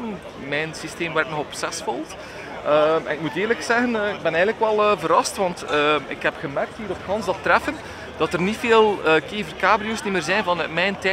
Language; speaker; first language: Dutch; native; Dutch